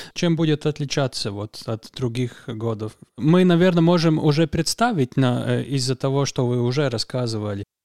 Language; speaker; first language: Russian; non-native, local second language; Latvian